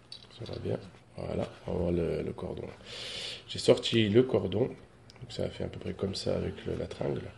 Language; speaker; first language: French; native; French